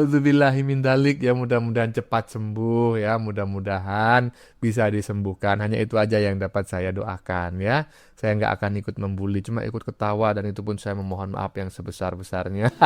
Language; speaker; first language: Indonesian; native; Indonesian